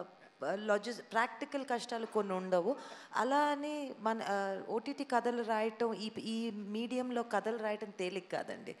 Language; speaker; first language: Telugu; native; Telugu